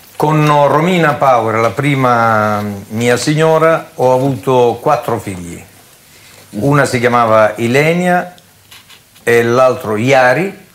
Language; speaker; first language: Italian; native; Italian